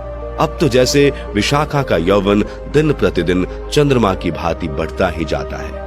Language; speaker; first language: Hindi; native; Hindi